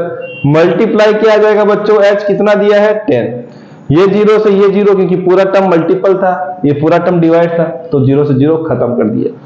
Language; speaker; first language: Hindi; native; Hindi